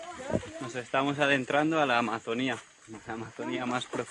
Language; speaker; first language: Spanish; native; Spanish